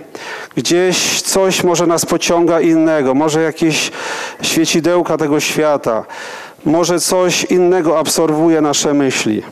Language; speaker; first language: Polish; native; Polish